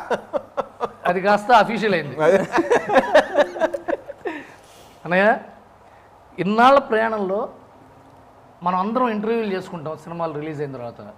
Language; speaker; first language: Telugu; native; Telugu